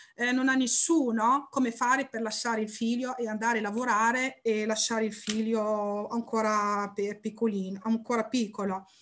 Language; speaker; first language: Italian; non-native, learner; Arabic